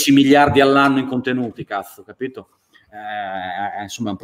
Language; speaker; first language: Italian; native; Italian